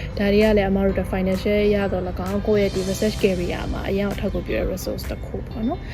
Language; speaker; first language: Burmese; native; Burmese